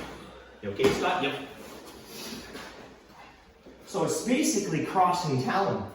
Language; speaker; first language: English; native; English